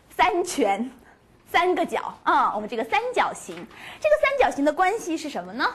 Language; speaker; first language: Chinese; native; Chinese